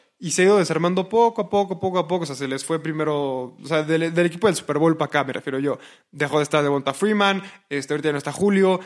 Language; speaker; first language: Spanish; native; Spanish